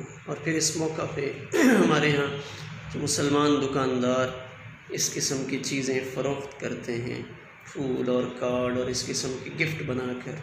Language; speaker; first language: Urdu; native; Urdu